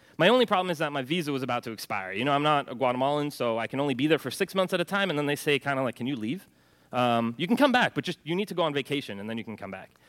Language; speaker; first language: English; early bilingual, other home language; Norwegian